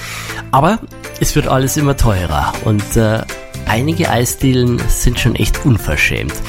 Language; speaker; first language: German; native; German